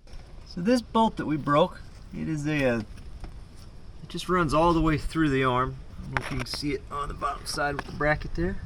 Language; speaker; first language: English; native; English